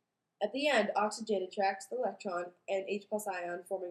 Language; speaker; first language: English; native; English